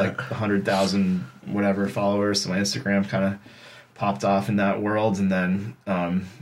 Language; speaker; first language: English; native; English